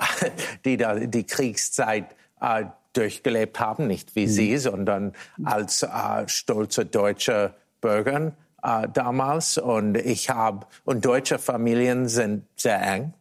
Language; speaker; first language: German; non-native, fluent; English